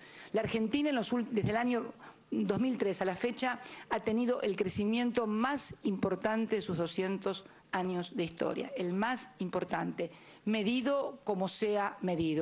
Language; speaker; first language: Spanish; native; Spanish